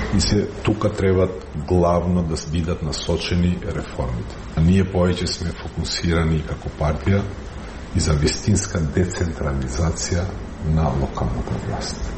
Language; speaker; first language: Macedonian; non-native, local second language; Albanian